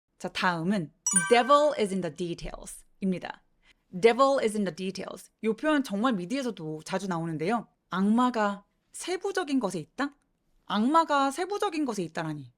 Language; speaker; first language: Korean; native; Korean